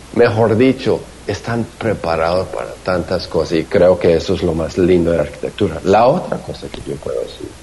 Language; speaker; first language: Spanish; early bilingual, heritage; Spanish